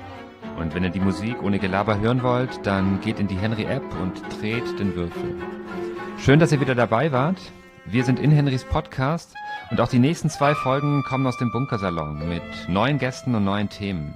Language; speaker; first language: German; native; German